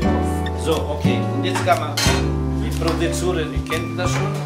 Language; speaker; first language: German; non-native, fluent; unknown